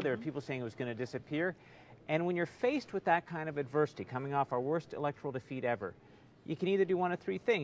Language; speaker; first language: English; native; English